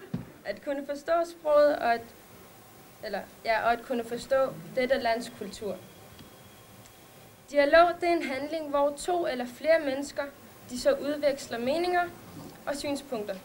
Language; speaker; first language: Danish; non-native, local second language; Kalaallisut